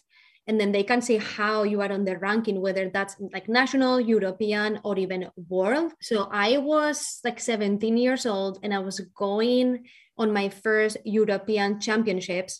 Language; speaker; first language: English; non-native, fluent; Spanish